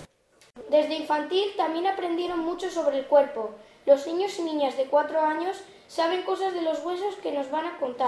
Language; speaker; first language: Spanish; native; Spanish